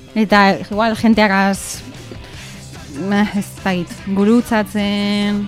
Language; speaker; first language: Basque; native; Basque